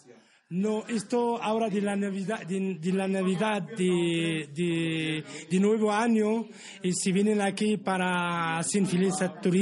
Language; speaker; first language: Spanish; non-native, learner; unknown